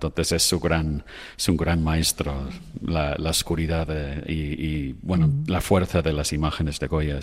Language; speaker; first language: Spanish; non-native, fluent; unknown